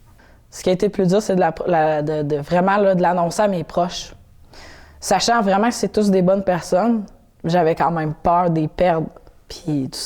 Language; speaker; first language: French; native; French